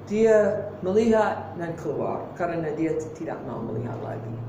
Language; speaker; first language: Indonesian; non-native, fluent; English